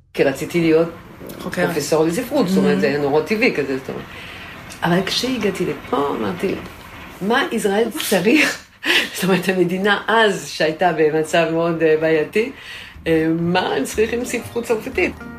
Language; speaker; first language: Hebrew; non-native, fluent; French